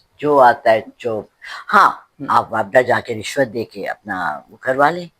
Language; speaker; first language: Urdu; native; Urdu